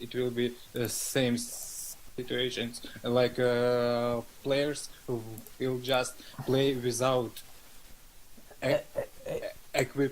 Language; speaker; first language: English; non-native, learner; Russian